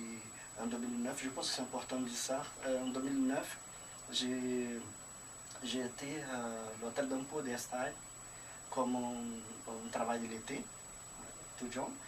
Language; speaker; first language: French; non-native, fluent; Portuguese